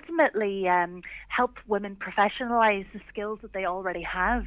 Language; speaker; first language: English; native; English